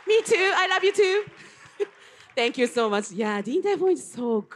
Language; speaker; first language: English; non-native, learner; Japanese